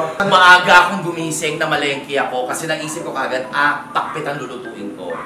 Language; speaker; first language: Filipino; non-native, local second language; Pampanga